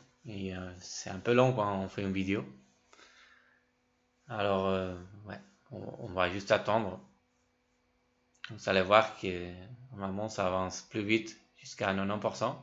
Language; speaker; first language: French; non-native, fluent; Spanish